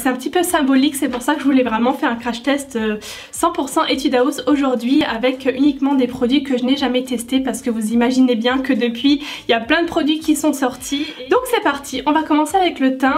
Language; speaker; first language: French; native; French